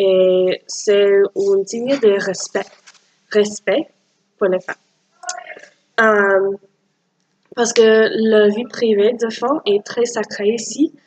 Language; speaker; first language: French; non-native, learner; English